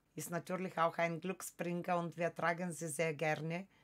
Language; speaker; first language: German; non-native, fluent; Bulgarian